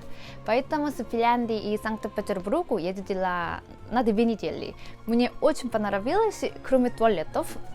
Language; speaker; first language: Russian; non-native, fluent; Korean